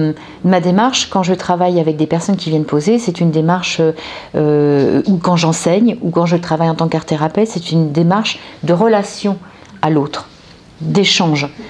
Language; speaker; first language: French; native; French